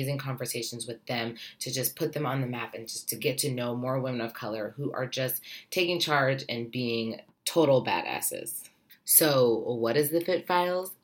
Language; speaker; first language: English; native; English